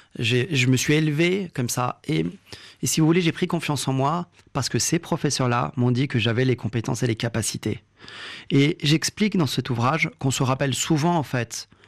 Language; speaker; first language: French; early bilingual, other home language; Lingala